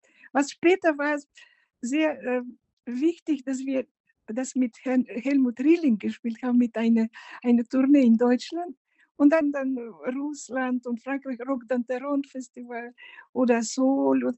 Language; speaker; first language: German; non-native, fluent; Macedonian